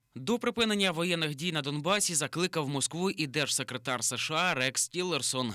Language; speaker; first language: Ukrainian; native; Ukrainian